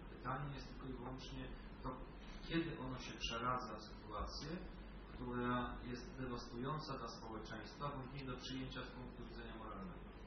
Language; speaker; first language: Polish; native; Polish